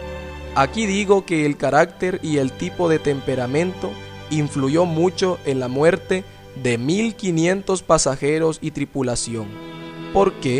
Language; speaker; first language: Spanish; native; Spanish